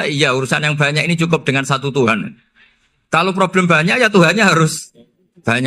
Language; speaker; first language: Indonesian; non-native, local second language; Javanese